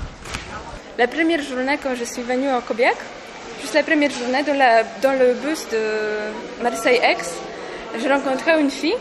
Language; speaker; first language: French; non-native, fluent; Polish